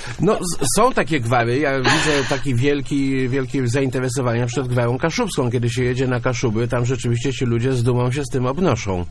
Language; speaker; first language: Polish; native; Polish